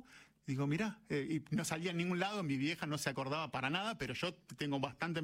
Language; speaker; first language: Spanish; native; Spanish